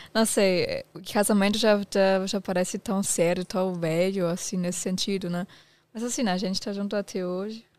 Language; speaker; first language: Portuguese; non-native, fluent; German